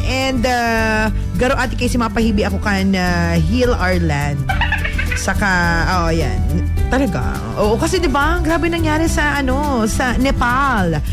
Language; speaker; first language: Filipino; non-native, local second language; Bikol